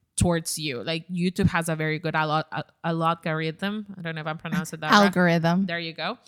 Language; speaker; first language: English; non-native, fluent; Spanish